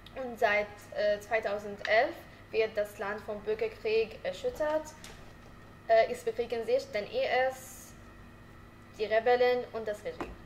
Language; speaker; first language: German; non-native, learner; Arabic